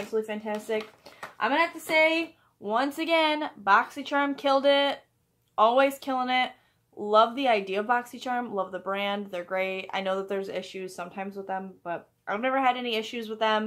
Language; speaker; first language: English; native; English